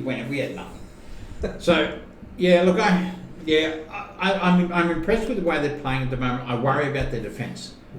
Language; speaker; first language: English; native; English